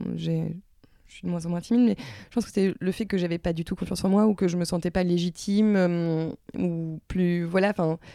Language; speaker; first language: French; native; French